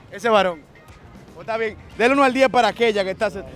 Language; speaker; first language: Spanish; native; Spanish